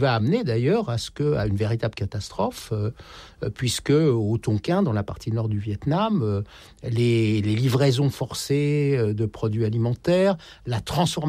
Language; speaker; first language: French; native; French